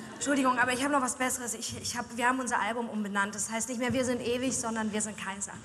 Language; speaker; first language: German; native; German